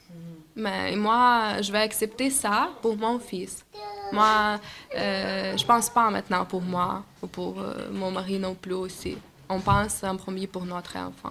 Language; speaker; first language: French; non-native, learner; Ukrainian